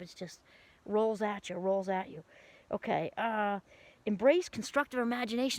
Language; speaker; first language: English; native; English